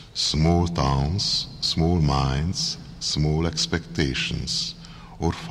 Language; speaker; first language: English; non-native, fluent; Hungarian